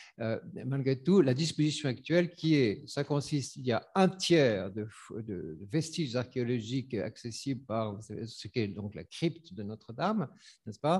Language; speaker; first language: French; native; French